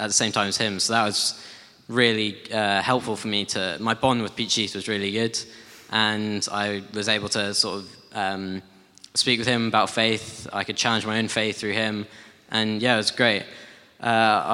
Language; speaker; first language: English; native; English